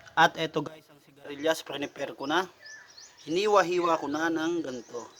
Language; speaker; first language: Filipino; non-native, local second language; Bikol